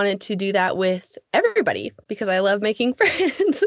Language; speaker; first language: English; native; English